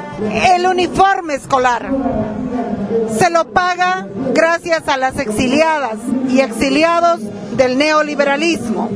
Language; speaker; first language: Spanish; native; Spanish